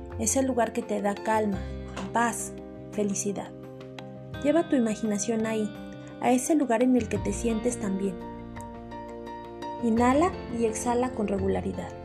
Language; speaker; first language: Spanish; native; Spanish